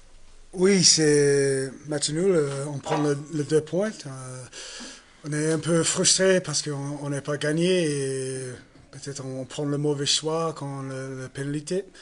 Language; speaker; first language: French; non-native, learner; English